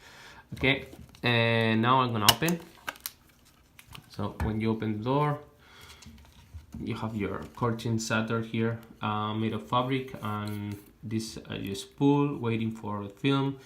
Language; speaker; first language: English; non-native, fluent; Spanish